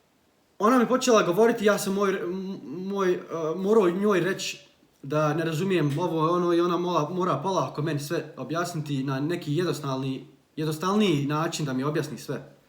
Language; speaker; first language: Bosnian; early bilingual, heritage; Bosnian